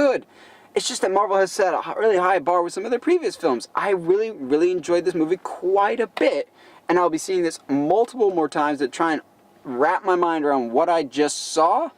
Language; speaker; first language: English; native; English